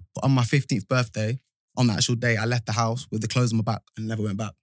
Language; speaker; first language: English; native; English